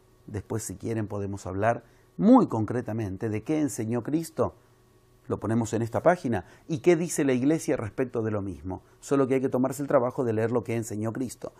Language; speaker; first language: Spanish; native; Spanish